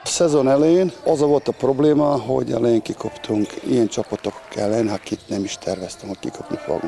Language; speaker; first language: Hungarian; non-native, learner; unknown